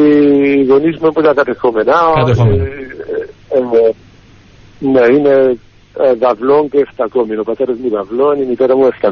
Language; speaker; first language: Greek; early bilingual, heritage; Greek